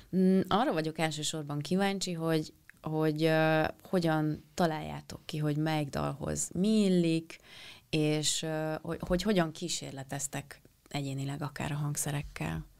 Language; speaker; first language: Hungarian; native; Hungarian